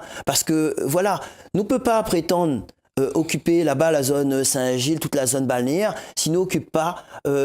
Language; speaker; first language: French; non-native, local second language; Réunion Creole French